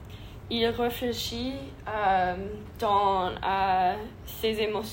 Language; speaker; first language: French; non-native, learner; English